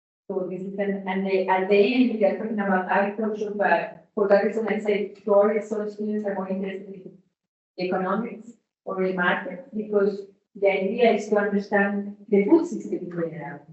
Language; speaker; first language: English; non-native, learner; Italian